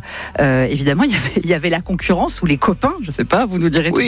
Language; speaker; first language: French; native; French